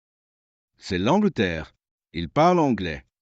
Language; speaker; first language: French; non-native, learner; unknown